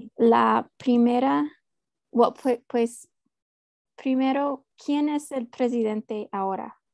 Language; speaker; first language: Spanish; non-native, fluent; English